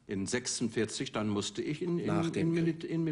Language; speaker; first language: German; non-native, fluent; English